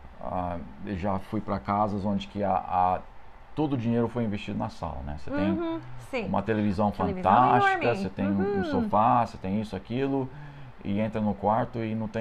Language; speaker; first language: Portuguese; non-native, fluent; English